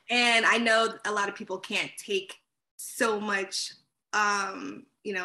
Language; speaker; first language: English; native; English